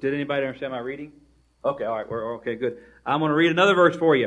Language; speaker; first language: English; native; English